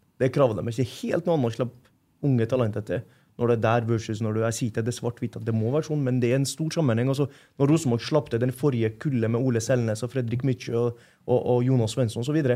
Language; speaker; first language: Norwegian; non-native, fluent; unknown